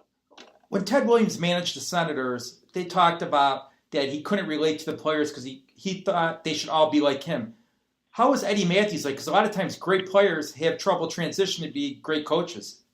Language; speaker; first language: English; native; English